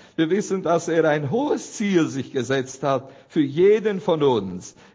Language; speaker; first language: German; non-native, fluent; Romanian